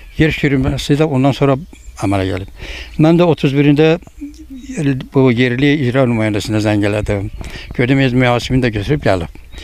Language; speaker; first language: Azerbaijani; native; Azerbaijani